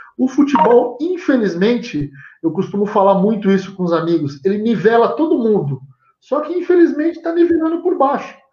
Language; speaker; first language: Portuguese; native; Portuguese